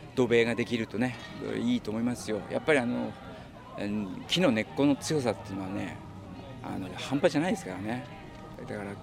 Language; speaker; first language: Japanese; native; Japanese